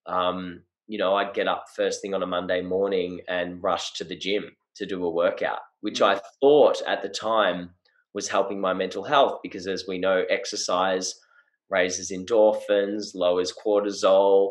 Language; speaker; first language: English; native; English